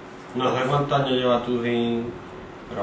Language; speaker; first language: Spanish; native; Spanish